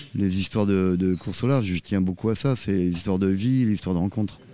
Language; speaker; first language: French; native; French